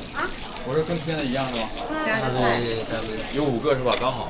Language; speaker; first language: Chinese; non-native, fluent; Amharic